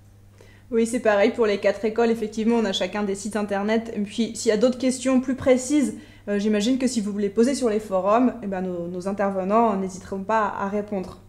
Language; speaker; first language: French; native; French